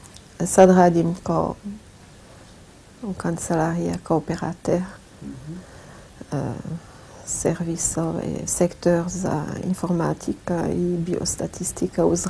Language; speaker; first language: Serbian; non-native, fluent; French